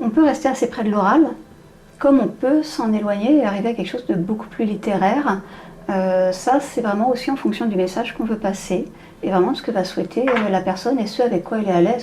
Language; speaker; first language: French; native; French